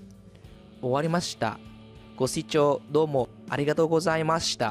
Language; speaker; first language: Japanese; non-native, fluent; Vietnamese